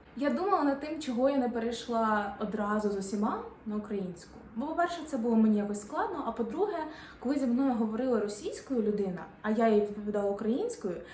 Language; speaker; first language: Ukrainian; non-native, local second language; Russian